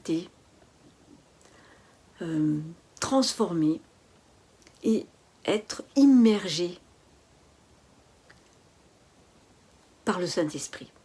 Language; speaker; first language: French; native; French